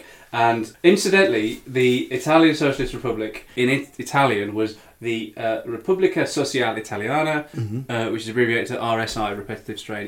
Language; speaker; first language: English; native; English